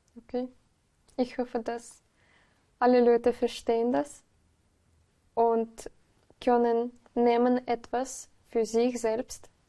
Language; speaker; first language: German; non-native, learner; Ukrainian